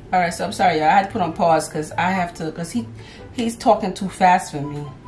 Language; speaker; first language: English; native; English